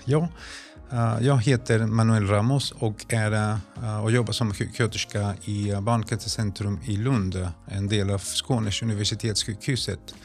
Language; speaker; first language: Swedish; non-native, fluent; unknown